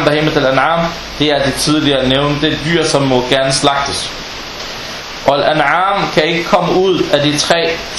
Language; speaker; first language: Danish; non-native, fluent; Arabic